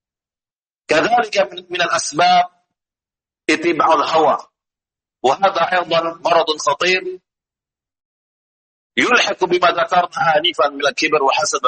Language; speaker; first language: Arabic; non-native, fluent; Indonesian